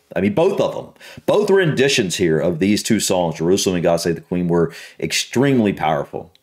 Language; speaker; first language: English; native; English